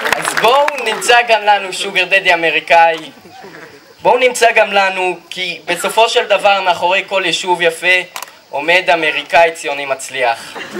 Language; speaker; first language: Hebrew; native; Hebrew